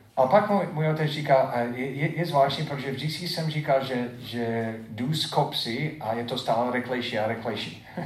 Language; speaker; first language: Czech; non-native, fluent; English